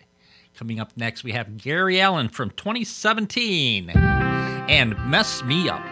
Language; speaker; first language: English; native; English